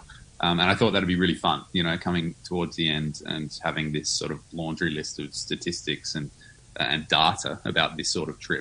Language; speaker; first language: English; native; English